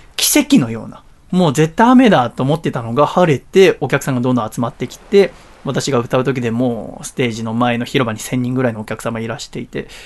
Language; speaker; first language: Japanese; native; Japanese